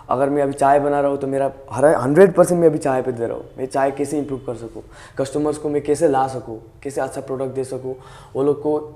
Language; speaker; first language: Hindi; native; Hindi